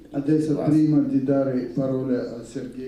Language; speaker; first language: Italian; non-native, learner; Russian